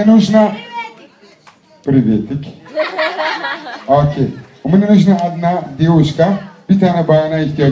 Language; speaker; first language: Russian; non-native, learner; Turkish